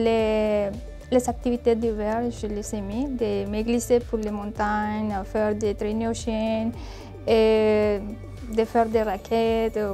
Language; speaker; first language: French; non-native, learner; Spanish